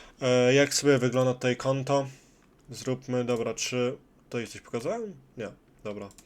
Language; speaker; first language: Polish; native; Polish